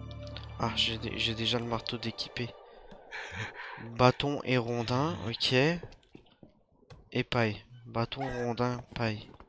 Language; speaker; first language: French; native; French